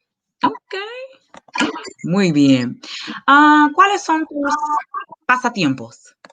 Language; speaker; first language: Spanish; non-native, fluent; English